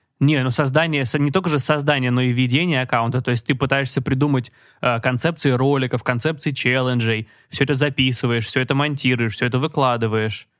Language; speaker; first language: Russian; native; Russian